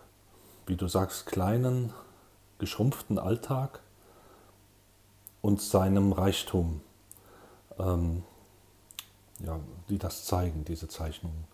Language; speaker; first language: German; native; German